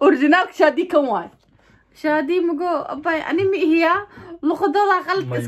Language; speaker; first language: German; non-native, learner; Somali